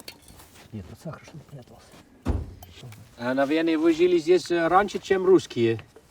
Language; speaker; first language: Russian; non-native, fluent; Dutch